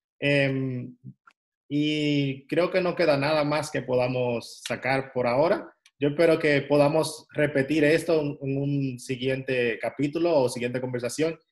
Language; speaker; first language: Spanish; native; Spanish